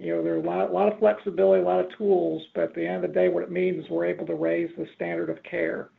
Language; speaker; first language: English; native; English